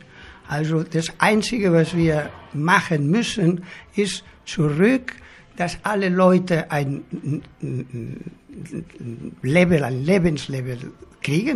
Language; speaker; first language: German; non-native, learner; Catalan